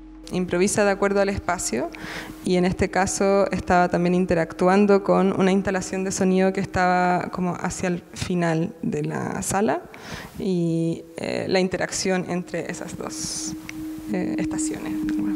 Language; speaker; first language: Spanish; native; Spanish